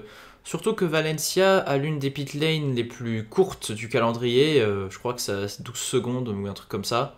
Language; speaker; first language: French; native; French